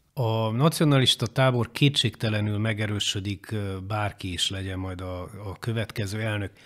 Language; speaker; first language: Hungarian; native; Hungarian